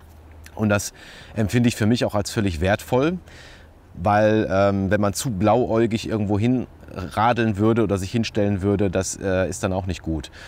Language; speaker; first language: German; native; German